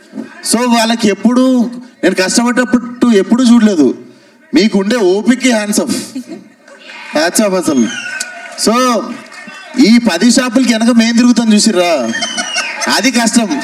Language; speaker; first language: Telugu; native; Telugu